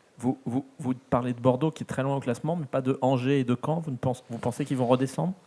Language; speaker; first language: French; native; French